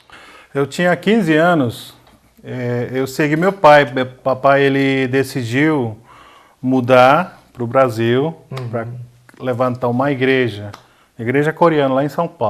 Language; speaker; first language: Portuguese; non-native, fluent; Korean